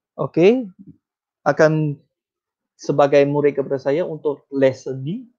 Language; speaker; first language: Malay; non-native, local second language; Chinese